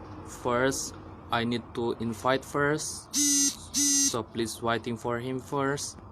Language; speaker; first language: English; non-native, learner; Indonesian